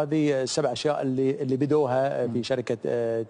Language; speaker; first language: Arabic; native; Arabic